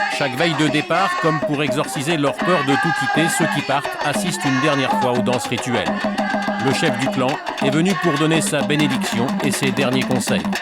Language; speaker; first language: French; native; French